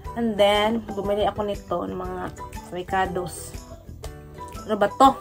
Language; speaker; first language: Filipino; non-native, local second language; Waray